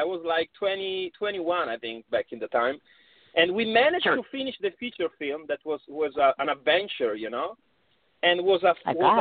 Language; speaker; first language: English; non-native, fluent; Italian